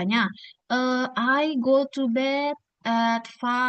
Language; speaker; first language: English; non-native, fluent; Indonesian